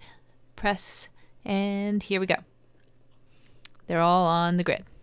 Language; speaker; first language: English; native; English